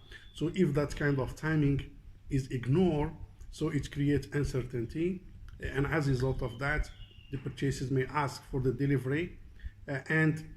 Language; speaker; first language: English; non-native, fluent; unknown